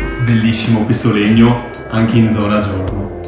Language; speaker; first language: Italian; native; Italian